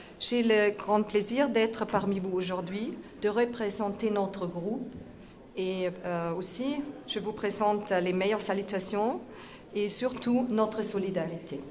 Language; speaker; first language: French; non-native, fluent; German